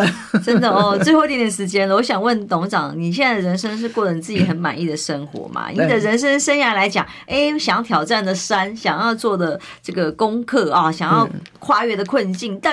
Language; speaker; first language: Chinese; native; Chinese